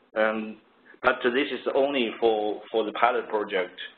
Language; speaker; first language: English; non-native, fluent; Chinese